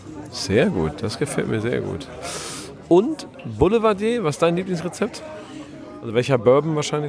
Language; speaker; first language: German; native; German